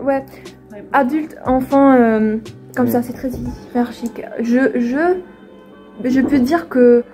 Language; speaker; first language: French; non-native, fluent; Swedish